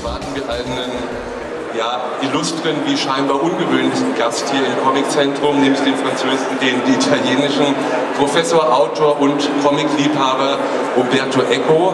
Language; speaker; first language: German; native; German